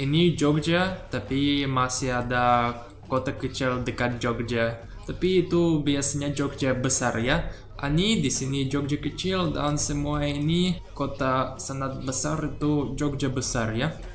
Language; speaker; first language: Indonesian; non-native, learner; Russian